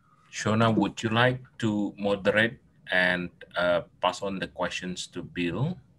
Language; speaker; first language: English; non-native, fluent; Indonesian